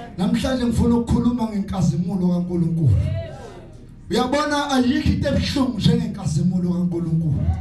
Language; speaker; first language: Zulu; native; Zulu